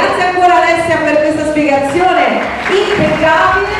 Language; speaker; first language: Italian; native; Italian